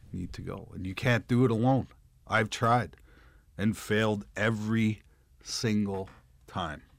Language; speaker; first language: English; native; English